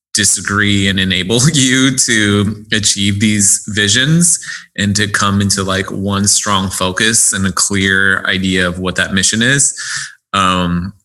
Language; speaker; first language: English; native; English